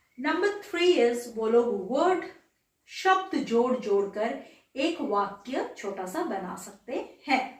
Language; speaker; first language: Hindi; non-native, local second language; Bangla